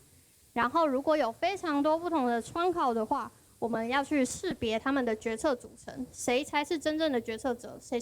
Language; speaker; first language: Chinese; native; Chinese